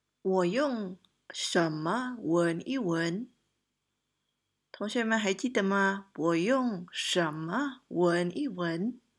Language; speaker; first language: Chinese; non-native, local second language; Malay